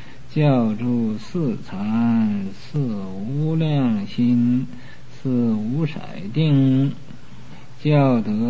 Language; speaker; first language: Chinese; native; Chinese